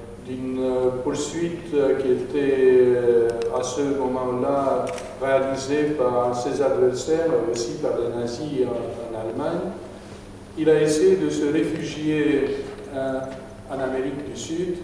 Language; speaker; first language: French; non-native, fluent; Romanian